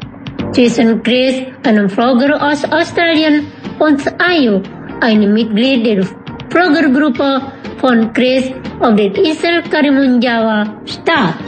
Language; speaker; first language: German; non-native, fluent; Indonesian